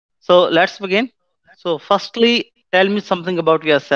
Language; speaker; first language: English; non-native, local second language; Hindi